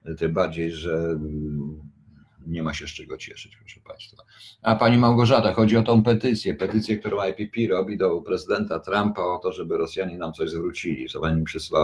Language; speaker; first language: Polish; native; Polish